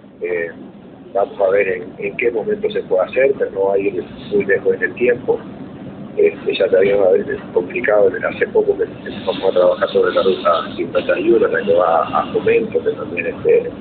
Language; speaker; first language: Spanish; native; Spanish